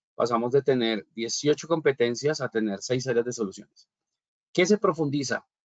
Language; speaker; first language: Spanish; native; Spanish